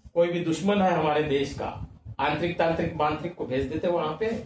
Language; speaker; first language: Hindi; non-native, local second language; Marathi